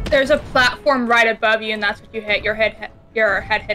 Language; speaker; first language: English; native; English